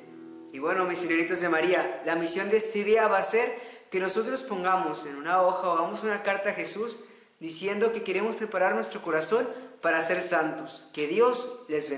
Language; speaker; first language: Spanish; native; Spanish